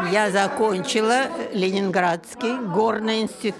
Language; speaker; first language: Czech; non-native, learner; Russian